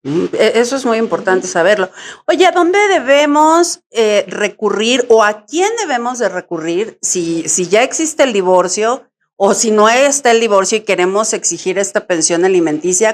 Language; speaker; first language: Spanish; native; Spanish